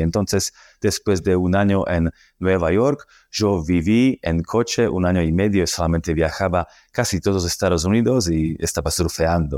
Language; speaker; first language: Spanish; non-native, fluent; Slovak